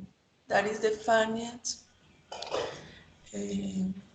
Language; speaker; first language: English; non-native, learner; Spanish